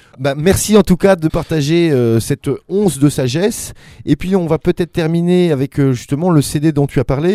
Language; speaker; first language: French; native; French